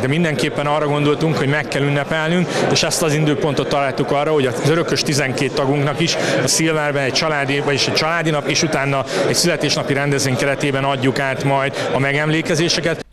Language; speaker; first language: Hungarian; native; Hungarian